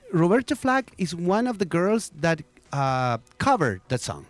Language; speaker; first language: English; non-native, fluent; Spanish